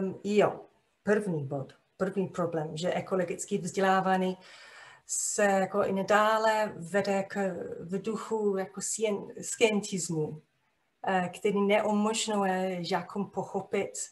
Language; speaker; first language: Czech; non-native, fluent; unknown